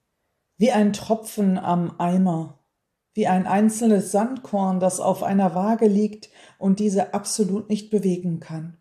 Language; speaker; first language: German; native; German